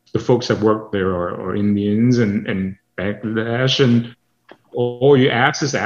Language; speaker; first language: English; non-native, local second language; Cantonese